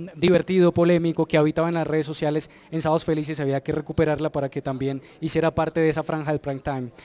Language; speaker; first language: Spanish; native; Spanish